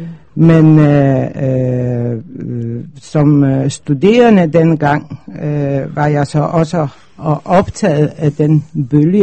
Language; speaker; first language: Danish; non-native, fluent; Polish